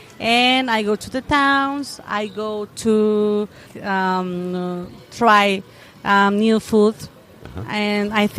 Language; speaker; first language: English; non-native, learner; Spanish